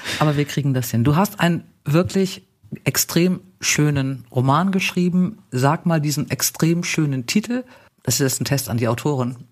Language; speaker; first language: German; native; German